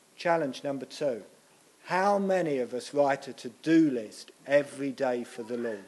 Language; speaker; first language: English; native; English